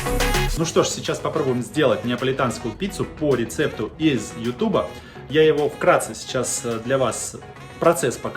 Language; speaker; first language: Russian; native; Russian